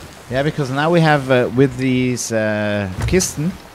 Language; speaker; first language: English; non-native, fluent; German